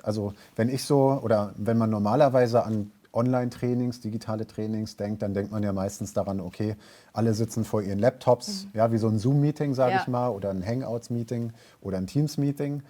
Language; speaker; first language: German; native; German